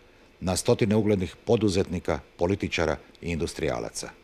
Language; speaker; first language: Bosnian; native; Bosnian